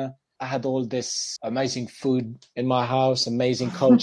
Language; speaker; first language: English; non-native, fluent; French